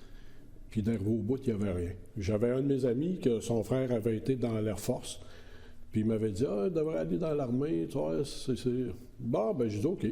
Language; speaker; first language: French; native; French